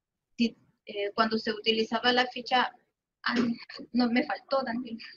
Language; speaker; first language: Spanish; native; Spanish